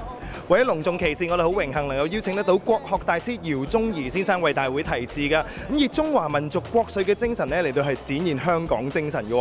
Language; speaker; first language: Cantonese; native; Cantonese